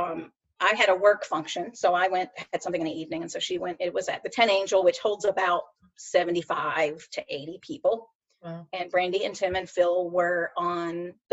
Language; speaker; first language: English; native; English